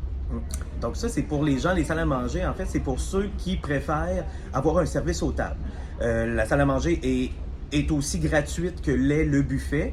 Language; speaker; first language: French; native; French